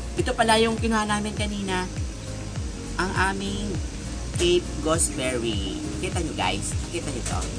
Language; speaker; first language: Filipino; non-native, local second language; Bikol